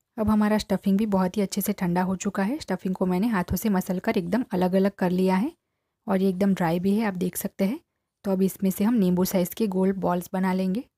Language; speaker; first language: Hindi; non-native, local second language; Gujarati